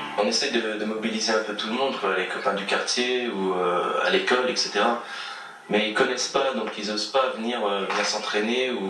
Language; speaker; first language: French; native; French